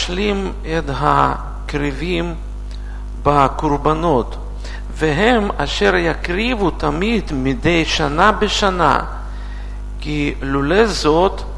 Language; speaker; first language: Hebrew; non-native, fluent; Russian